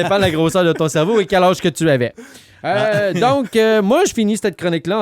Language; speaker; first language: French; native; French